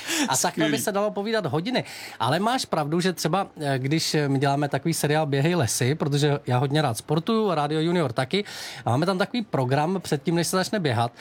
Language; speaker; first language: Czech; native; Czech